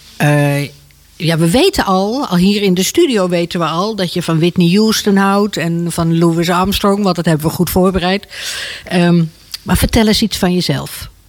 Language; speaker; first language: Dutch; native; Dutch